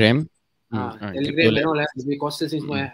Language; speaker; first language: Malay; native; Malay